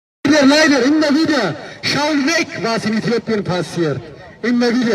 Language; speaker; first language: German; non-native, fluent; Amharic